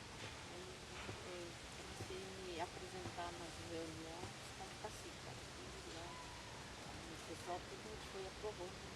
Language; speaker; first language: Portuguese; non-native, local second language; Guarani